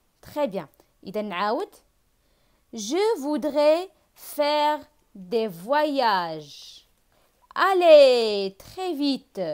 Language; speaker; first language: French; non-native, fluent; Arabic